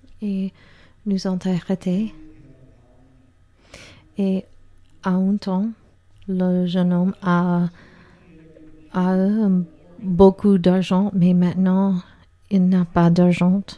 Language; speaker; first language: French; non-native, learner; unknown